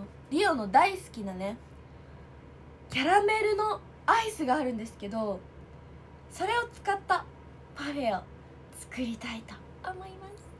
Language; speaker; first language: Japanese; native; Japanese